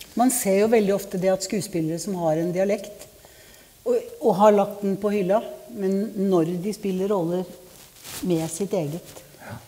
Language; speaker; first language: Norwegian; native; Norwegian